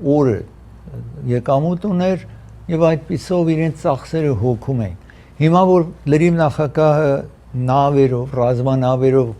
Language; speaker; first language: Armenian; early bilingual, heritage; Armenian